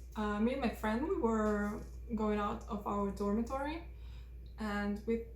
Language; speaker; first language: English; non-native, fluent; Russian